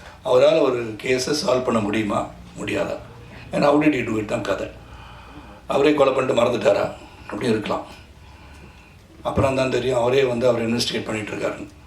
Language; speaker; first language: Tamil; native; Tamil